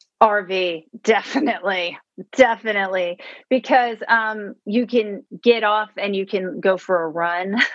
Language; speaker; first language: English; native; English